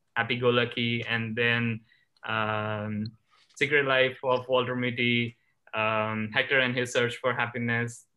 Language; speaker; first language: English; non-native, local second language; Gujarati